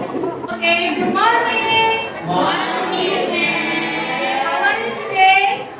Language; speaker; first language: English; non-native, fluent; Indonesian